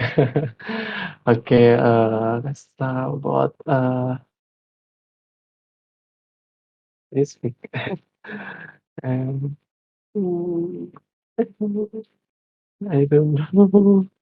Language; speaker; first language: English; non-native, learner; Indonesian